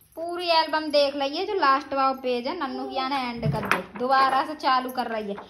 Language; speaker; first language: Hindi; native; Hindi